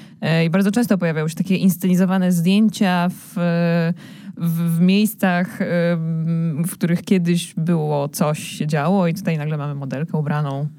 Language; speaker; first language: Polish; native; Polish